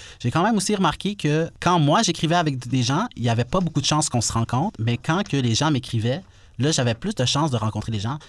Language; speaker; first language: French; native; French